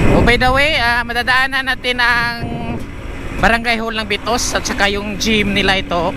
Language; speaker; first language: Filipino; non-native, local second language; Cebuano